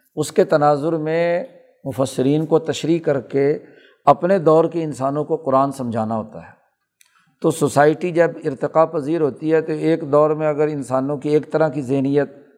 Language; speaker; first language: Urdu; non-native, local second language; Punjabi